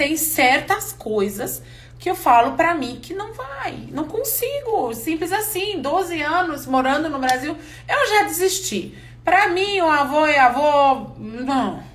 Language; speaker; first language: Portuguese; non-native, fluent; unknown